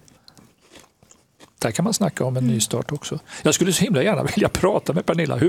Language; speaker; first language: Swedish; native; Swedish